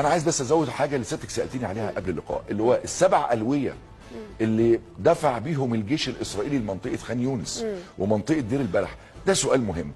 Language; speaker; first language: Arabic; native; Arabic